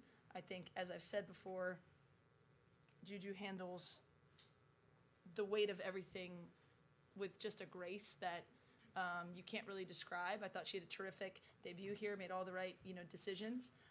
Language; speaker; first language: English; native; English